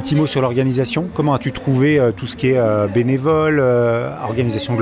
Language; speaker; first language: French; native; French